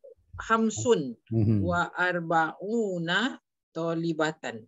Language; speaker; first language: Arabic; non-native, learner; Malay